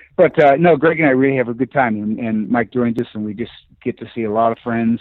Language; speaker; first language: English; native; English